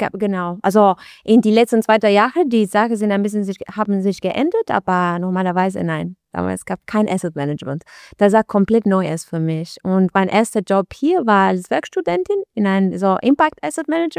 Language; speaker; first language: German; non-native, learner; Albanian